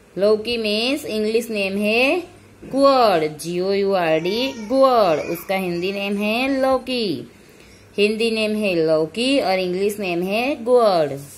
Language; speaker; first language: Hindi; non-native, local second language; Gujarati